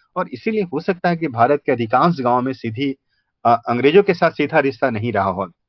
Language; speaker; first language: Hindi; native; Hindi